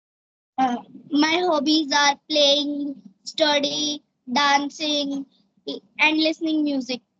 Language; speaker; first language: English; non-native, learner; Hindi